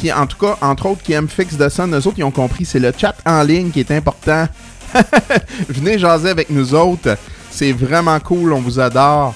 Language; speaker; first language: French; native; French